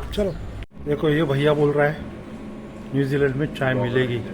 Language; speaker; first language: Hindi; non-native, local second language; Marathi